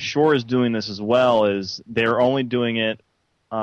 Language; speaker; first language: English; native; English